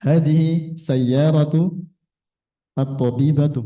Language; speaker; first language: Arabic; non-native, learner; Indonesian